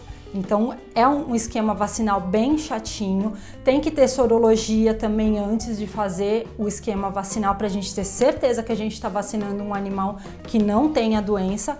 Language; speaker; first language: Portuguese; native; Portuguese